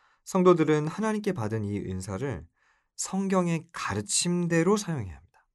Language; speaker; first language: Korean; native; Korean